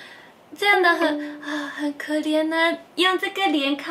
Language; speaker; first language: Chinese; non-native, learner; Japanese